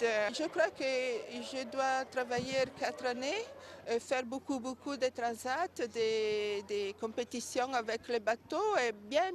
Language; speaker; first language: French; non-native, learner; Italian